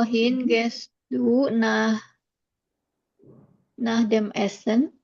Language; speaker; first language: German; non-native, learner; Indonesian